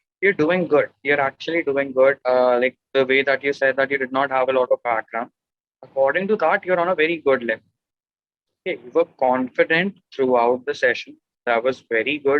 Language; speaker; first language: English; non-native, local second language; Hindi